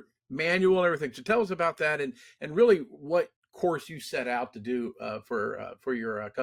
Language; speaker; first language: English; native; English